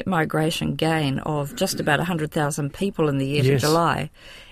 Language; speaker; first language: English; native; English